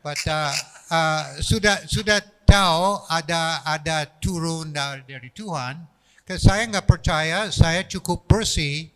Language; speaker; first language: Indonesian; non-native, fluent; English